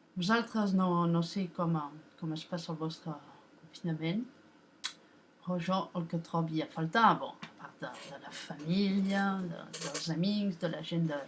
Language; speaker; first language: Catalan; non-native, local second language; French